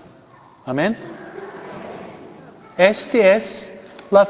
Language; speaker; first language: Spanish; non-native, fluent; English